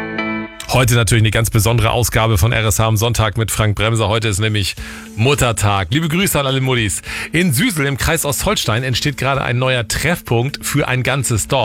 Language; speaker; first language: German; native; German